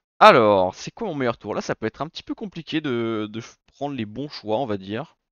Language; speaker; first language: French; native; French